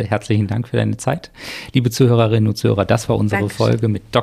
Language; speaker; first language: German; native; German